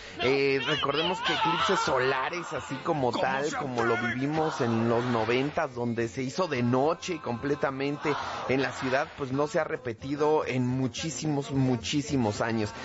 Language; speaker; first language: Spanish; native; Spanish